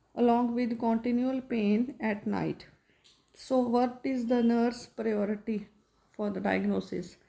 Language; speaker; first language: English; non-native, local second language; Punjabi